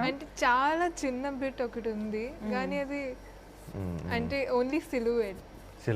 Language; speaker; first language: Telugu; non-native, fluent; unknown